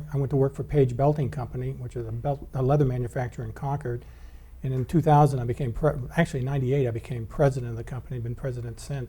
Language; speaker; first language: English; native; English